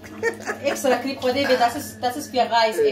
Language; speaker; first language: German; non-native, learner; Kurdish